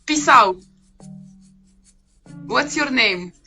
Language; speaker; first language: English; non-native, learner; Ukrainian